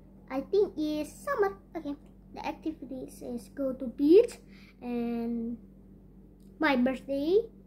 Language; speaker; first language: English; non-native, learner; Indonesian